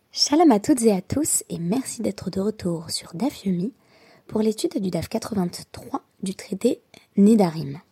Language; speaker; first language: French; native; French